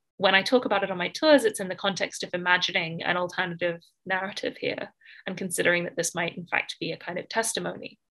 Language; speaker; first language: English; native; English